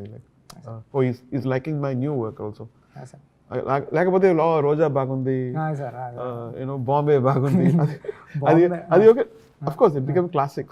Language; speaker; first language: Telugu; non-native, learner; Tamil